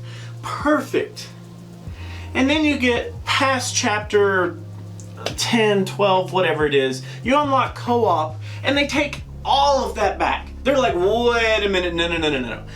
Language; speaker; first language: English; native; English